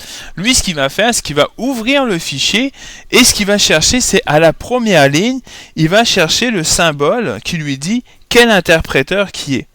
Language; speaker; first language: French; native; French